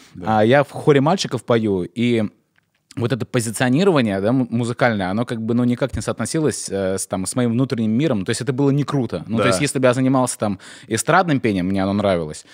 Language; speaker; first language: Russian; native; Russian